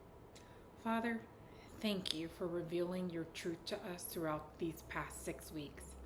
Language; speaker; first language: English; native; English